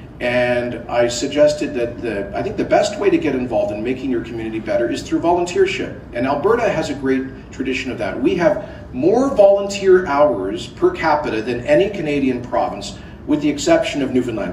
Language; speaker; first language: English; native; English